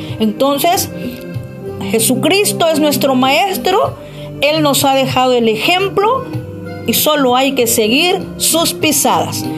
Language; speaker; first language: Spanish; native; Spanish